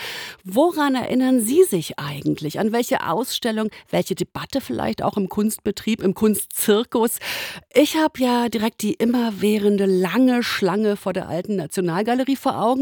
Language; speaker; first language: German; native; German